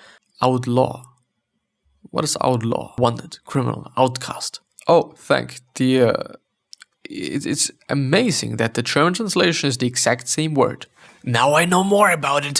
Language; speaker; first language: English; non-native, fluent; German